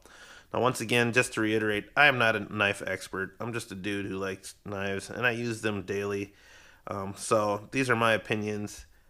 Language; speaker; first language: English; native; English